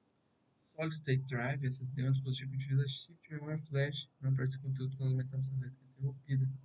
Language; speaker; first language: Portuguese; native; Portuguese